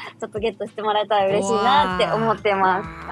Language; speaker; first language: Japanese; native; Japanese